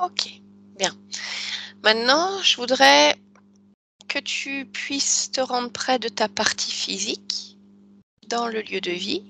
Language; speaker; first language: French; native; French